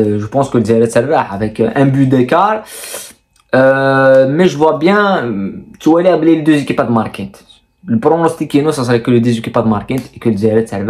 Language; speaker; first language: French; non-native, local second language; Kabyle